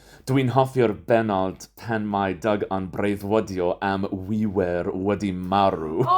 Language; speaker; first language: Welsh; non-native, fluent; English